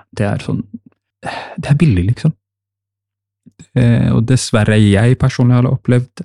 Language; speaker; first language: Norwegian; non-native, fluent; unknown